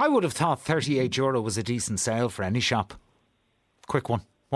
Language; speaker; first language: English; native; English